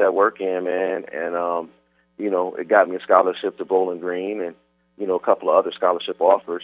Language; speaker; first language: English; native; English